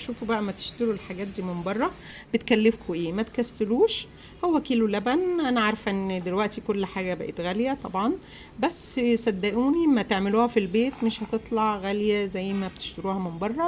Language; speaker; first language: Arabic; native; Arabic